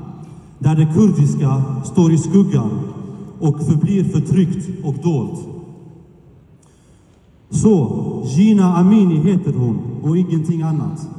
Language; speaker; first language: Swedish; early bilingual, other home language; Kurdish